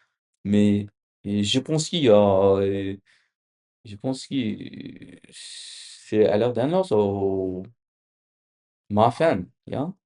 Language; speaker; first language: French; non-native, learner; English